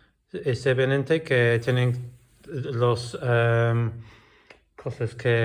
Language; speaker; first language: Spanish; non-native, learner; English